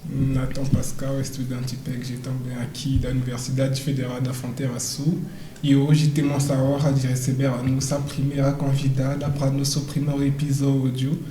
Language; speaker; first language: Portuguese; non-native, fluent; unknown